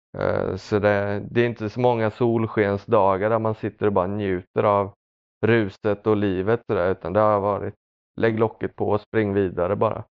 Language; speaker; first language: Swedish; early bilingual, other home language; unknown